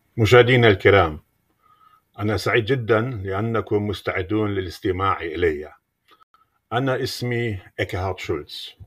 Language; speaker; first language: Arabic; non-native, fluent; German